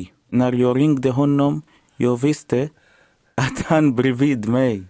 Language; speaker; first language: Swedish; non-native, learner; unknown